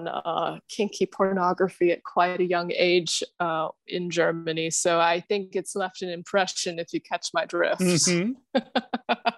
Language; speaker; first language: English; non-native, fluent; German